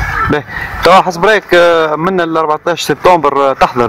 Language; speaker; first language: Arabic; native; Arabic